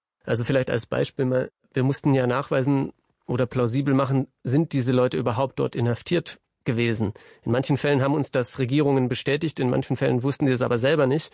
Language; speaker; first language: German; native; German